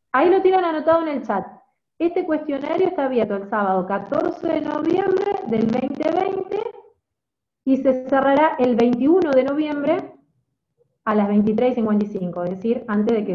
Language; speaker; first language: Spanish; native; Spanish